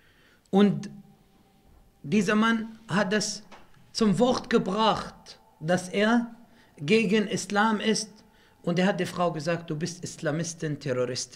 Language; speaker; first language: German; non-native, fluent; Arabic